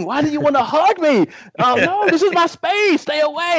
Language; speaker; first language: English; native; English